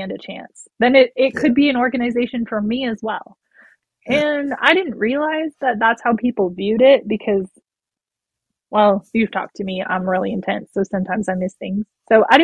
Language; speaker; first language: English; native; English